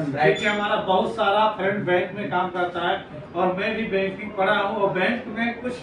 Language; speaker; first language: Hindi; non-native, learner; Nepali